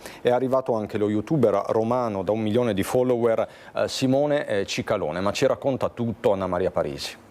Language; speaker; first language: Italian; native; Italian